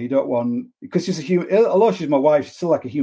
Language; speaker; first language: English; native; English